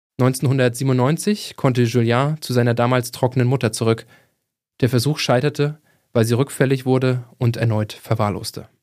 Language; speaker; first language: German; native; German